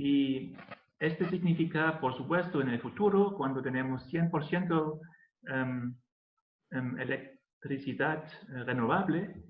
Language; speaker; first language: Spanish; non-native, learner; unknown